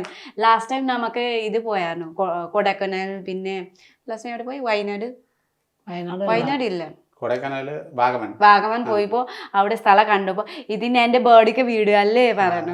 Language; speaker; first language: Malayalam; non-native, learner; Nepali